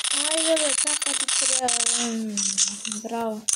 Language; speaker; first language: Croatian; non-native, learner; Macedonian